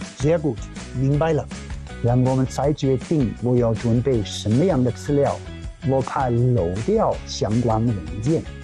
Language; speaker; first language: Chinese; non-native, learner; German